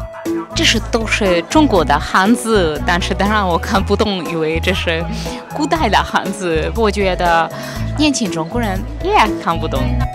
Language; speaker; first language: Chinese; non-native, learner; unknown